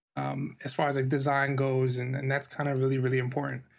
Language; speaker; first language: English; native; English